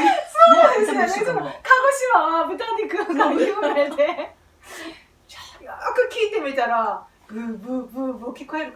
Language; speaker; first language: Japanese; non-native, fluent; Korean